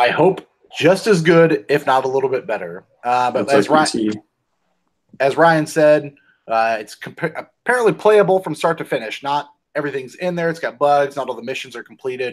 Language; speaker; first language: English; native; English